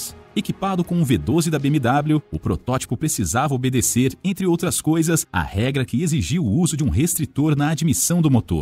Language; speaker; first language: Portuguese; native; Portuguese